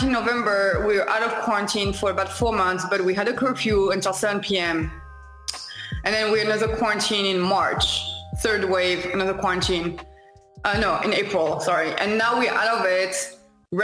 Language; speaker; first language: English; non-native, fluent; French